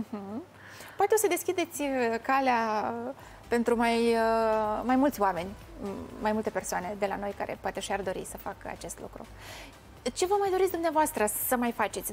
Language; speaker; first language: Romanian; native; Romanian